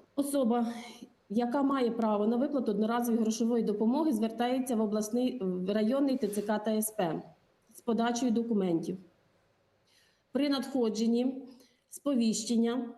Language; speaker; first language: Ukrainian; native; Ukrainian